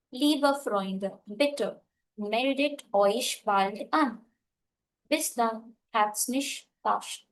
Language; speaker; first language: German; non-native, fluent; Hindi